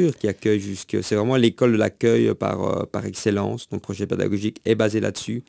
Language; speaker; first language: French; native; French